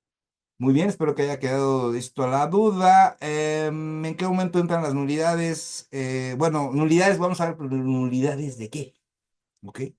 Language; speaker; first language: Spanish; native; Spanish